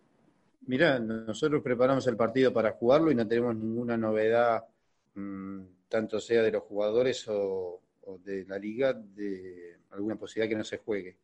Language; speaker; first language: Spanish; native; Spanish